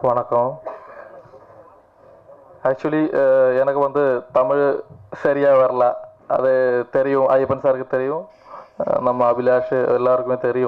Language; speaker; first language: Tamil; non-native, learner; Malayalam